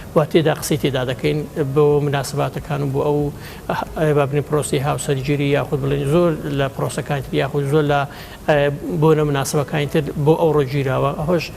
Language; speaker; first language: Central Kurdish; native; Central Kurdish